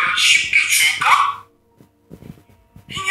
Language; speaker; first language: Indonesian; non-native, fluent; Korean